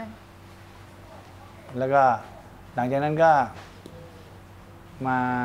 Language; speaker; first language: Thai; native; Thai